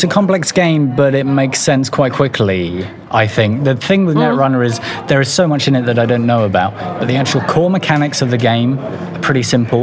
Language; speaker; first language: English; native; English